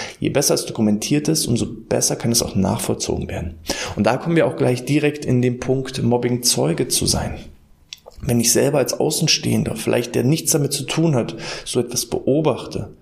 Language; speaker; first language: German; native; German